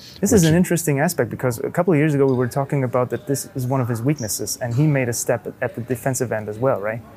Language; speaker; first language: English; non-native, fluent; German